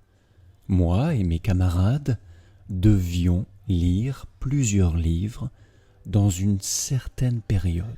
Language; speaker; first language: French; native; French